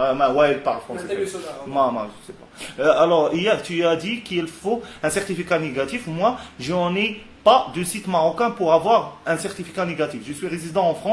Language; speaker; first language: French; non-native, local second language; Arabic